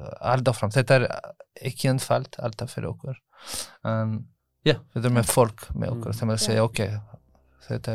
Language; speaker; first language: Icelandic; non-native, learner; French